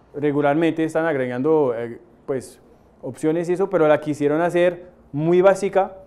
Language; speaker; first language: Spanish; non-native, fluent; French